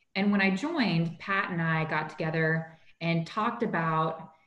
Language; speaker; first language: English; native; English